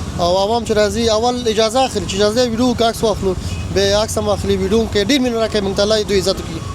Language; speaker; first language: Pashto; native; Pashto